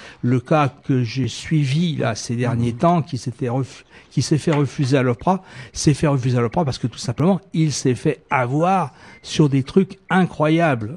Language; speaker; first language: French; native; French